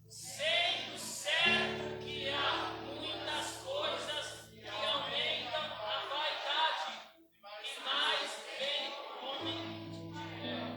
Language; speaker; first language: Portuguese; native; Portuguese